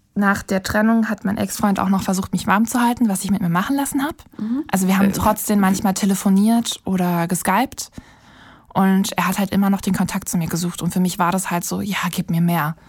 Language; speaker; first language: German; native; German